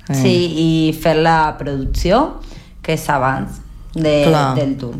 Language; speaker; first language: Catalan; non-native, learner; Spanish